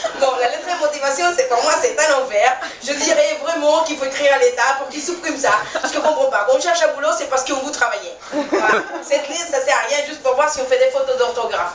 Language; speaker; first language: French; non-native, fluent; Spanish